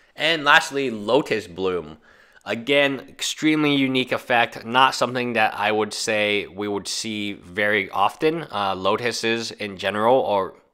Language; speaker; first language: English; native; English